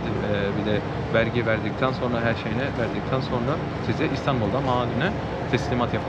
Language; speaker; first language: Turkish; non-native, fluent; Bangla